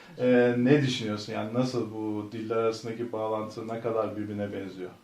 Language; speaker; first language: Turkish; native; Turkish